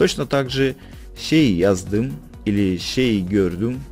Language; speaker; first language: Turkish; non-native, fluent; Russian